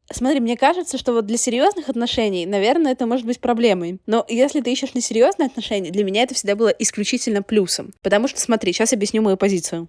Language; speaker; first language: Russian; native; Russian